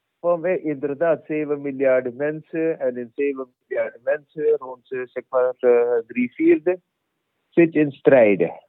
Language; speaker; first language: Dutch; non-native, learner; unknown